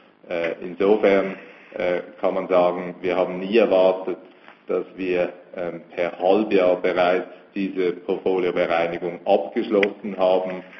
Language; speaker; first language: German; native; German